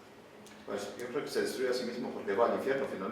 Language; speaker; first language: Spanish; native; Spanish